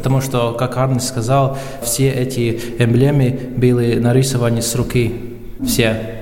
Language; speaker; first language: Russian; non-native, local second language; Latvian